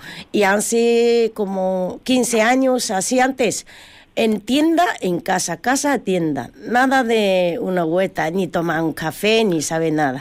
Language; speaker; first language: Spanish; non-native, learner; Chinese